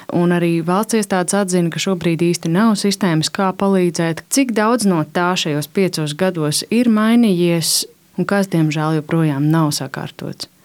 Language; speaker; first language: Latvian; native; Latvian